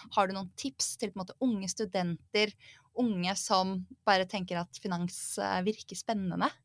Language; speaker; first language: Norwegian; native; Norwegian